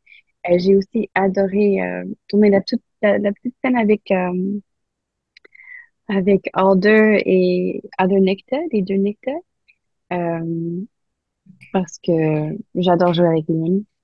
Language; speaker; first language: French; non-native, local second language; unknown